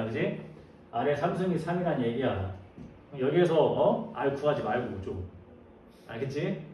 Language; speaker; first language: Korean; native; Korean